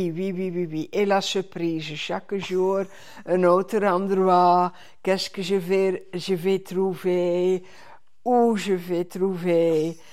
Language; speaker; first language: French; non-native, fluent; Dutch